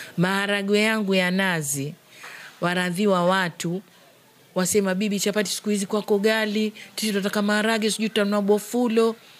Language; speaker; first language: Swahili; native; Swahili